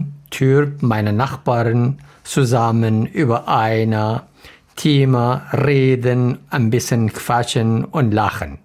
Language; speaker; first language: German; non-native, learner; Arabic